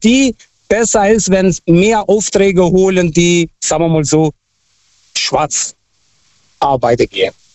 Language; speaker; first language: German; early bilingual, other home language; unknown